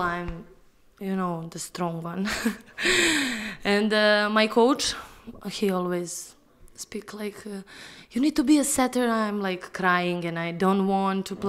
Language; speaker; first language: English; non-native, fluent; Serbian